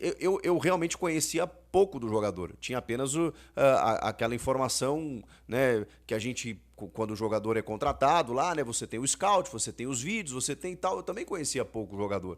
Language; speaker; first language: Portuguese; native; Portuguese